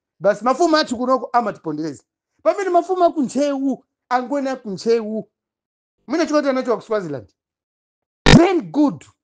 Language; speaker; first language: Nyanja; non-native, local second language; Tumbuka